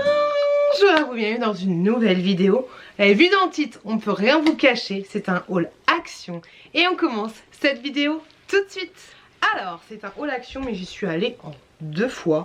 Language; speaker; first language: French; native; French